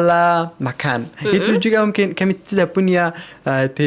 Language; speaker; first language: Indonesian; non-native, learner; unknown